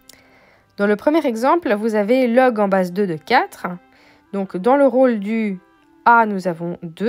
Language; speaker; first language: French; native; French